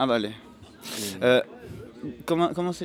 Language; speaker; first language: Spanish; non-native, learner; French